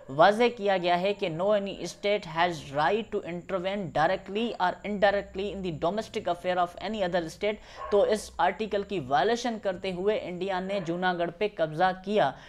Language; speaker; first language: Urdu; non-native, local second language; Sindhi